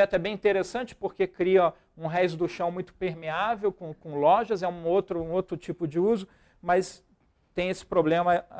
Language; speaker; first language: Portuguese; native; Portuguese